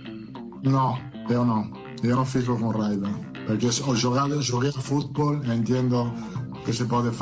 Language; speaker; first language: Portuguese; non-native, learner; Italian